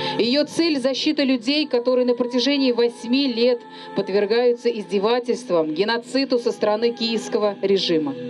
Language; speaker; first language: Russian; native; Russian